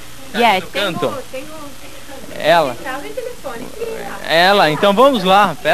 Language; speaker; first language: Portuguese; native; Portuguese